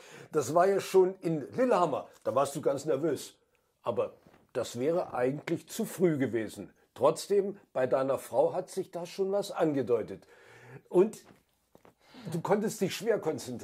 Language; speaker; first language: German; native; German